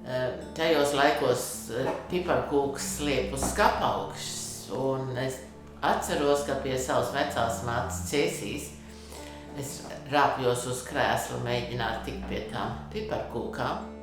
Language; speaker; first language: Latvian; early bilingual, other home language; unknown